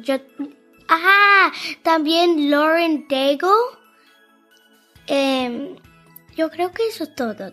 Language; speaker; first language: Spanish; early bilingual, heritage; Spanish